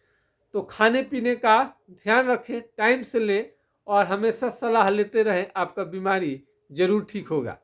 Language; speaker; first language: Hindi; non-native, local second language; Bhojpuri